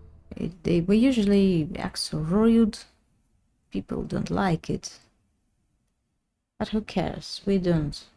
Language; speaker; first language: English; non-native, learner; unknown